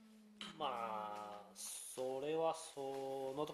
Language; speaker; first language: Japanese; non-native, learner; Chinese